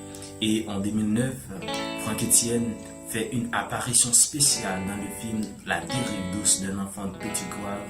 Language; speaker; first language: French; non-native, local second language; Haitian Creole